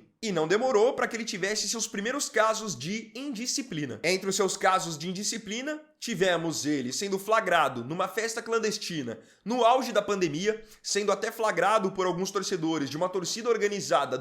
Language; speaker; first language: Portuguese; native; Portuguese